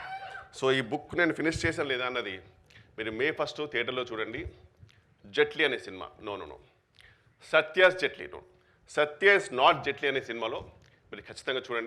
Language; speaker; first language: Telugu; native; Telugu